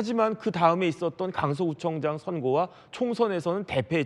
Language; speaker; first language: Korean; native; Korean